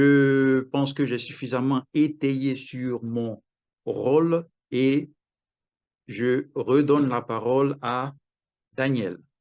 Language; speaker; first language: French; non-native, fluent; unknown